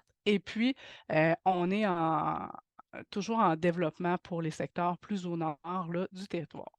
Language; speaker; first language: French; native; French